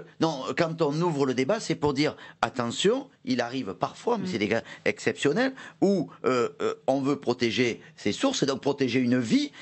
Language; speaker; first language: French; native; French